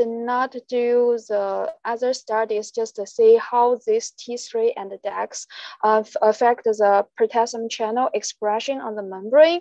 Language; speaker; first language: English; non-native, learner; Chinese